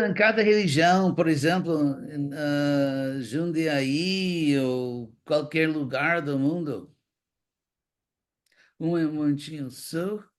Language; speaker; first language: Portuguese; non-native, fluent; English